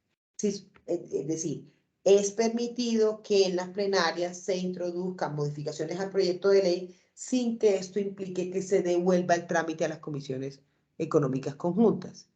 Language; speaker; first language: Spanish; native; Spanish